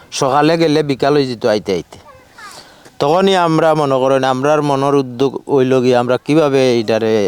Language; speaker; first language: Bangla; native; Bangla